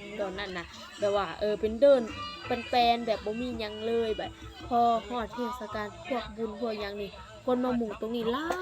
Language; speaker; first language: Thai; non-native, local second language; Lao